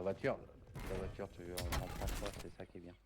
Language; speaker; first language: French; native; French